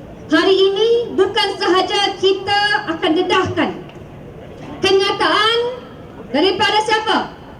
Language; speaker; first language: Malay; native; Malay